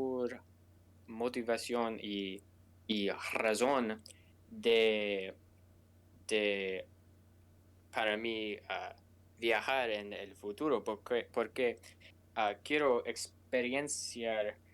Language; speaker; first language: Spanish; non-native, learner; English